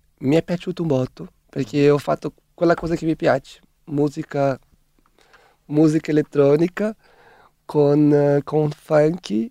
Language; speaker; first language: Italian; non-native, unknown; Portuguese